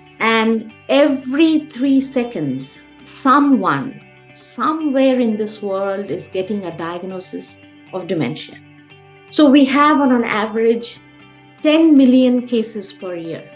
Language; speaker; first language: English; non-native, local second language; Bangla